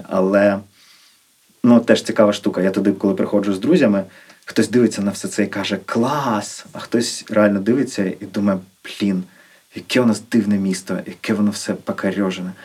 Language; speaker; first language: Ukrainian; non-native, local second language; Russian